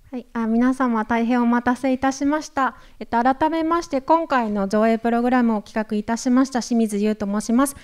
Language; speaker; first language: Japanese; native; Japanese